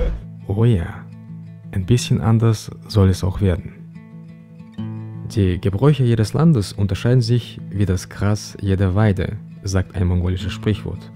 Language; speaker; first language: German; native; German